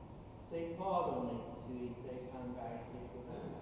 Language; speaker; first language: Japanese; non-native, fluent; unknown